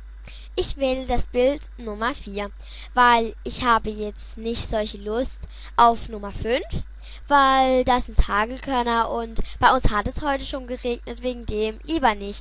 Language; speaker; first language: German; native; German